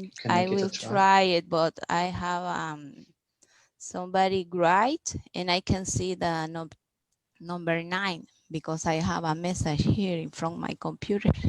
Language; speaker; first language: English; non-native, learner; Spanish